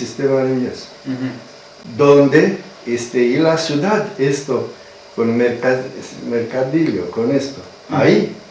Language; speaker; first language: Spanish; non-native, learner; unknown